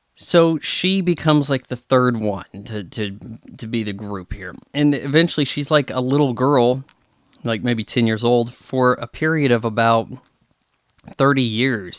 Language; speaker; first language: English; native; English